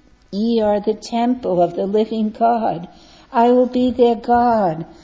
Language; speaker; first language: English; native; English